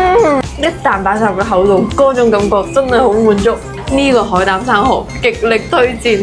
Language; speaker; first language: Cantonese; native; Cantonese